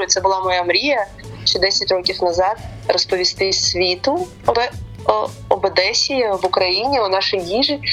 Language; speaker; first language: Ukrainian; non-native, local second language; Russian